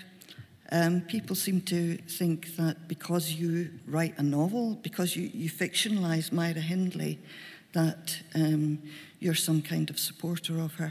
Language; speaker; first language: English; native; English